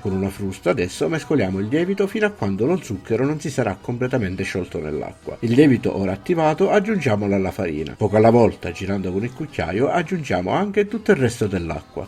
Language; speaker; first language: Italian; native; Italian